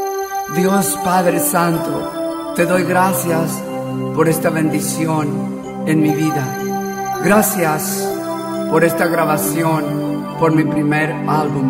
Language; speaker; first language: Spanish; native; Spanish